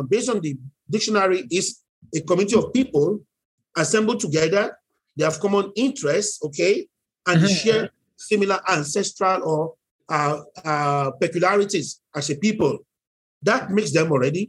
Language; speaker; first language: English; non-native, local second language; Yoruba